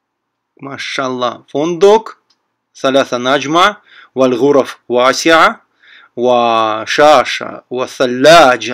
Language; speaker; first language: Arabic; non-native, learner; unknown